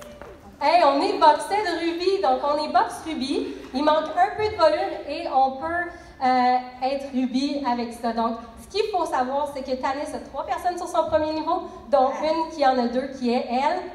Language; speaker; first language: French; native; French